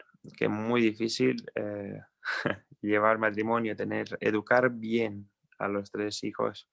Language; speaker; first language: Spanish; non-native, fluent; Croatian